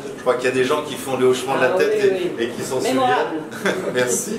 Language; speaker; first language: French; native; French